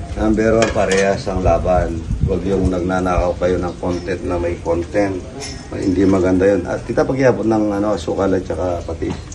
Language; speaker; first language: Filipino; non-native, local second language; Pampanga